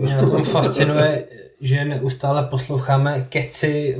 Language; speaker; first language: Czech; native; Czech